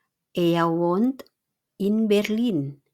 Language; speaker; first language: German; non-native, fluent; Indonesian